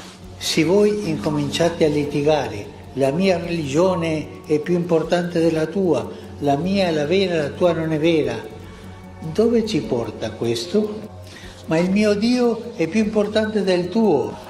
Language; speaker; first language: Italian; non-native, fluent; Spanish